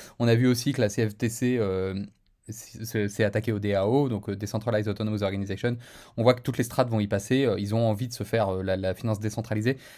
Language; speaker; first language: French; native; French